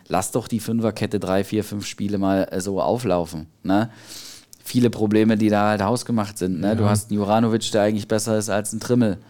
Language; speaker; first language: German; native; German